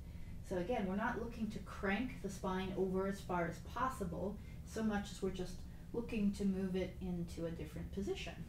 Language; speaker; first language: English; native; English